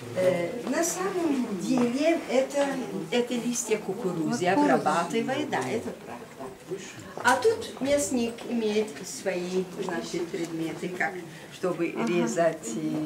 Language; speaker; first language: Russian; non-native, fluent; Albanian